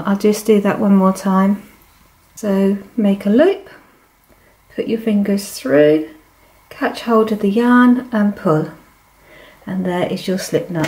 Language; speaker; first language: English; native; English